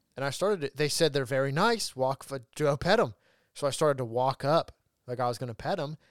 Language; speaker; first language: English; native; English